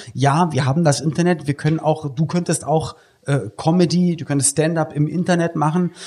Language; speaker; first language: German; native; German